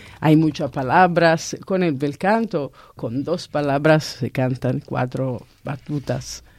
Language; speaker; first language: Spanish; non-native, fluent; Italian